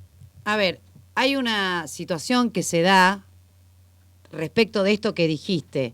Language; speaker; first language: Spanish; native; Spanish